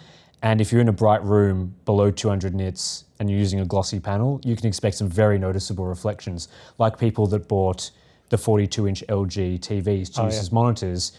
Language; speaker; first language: English; native; English